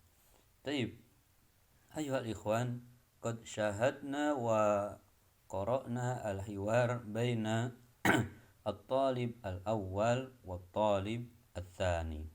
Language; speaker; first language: Arabic; non-native, fluent; Indonesian